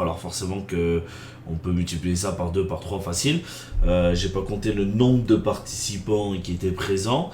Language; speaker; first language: French; native; French